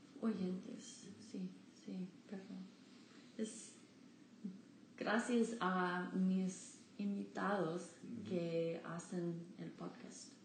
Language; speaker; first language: Spanish; non-native, learner; English